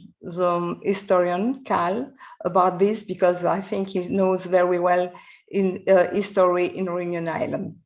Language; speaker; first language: English; non-native, learner; French